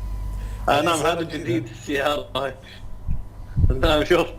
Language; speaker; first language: Arabic; non-native, learner; English